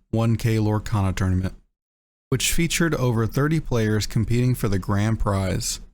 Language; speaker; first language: English; native; English